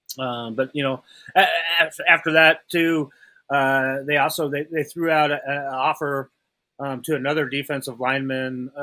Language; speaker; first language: English; native; English